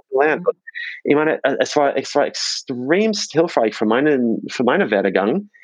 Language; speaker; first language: German; non-native, fluent; English